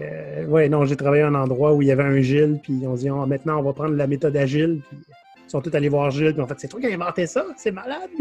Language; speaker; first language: French; native; French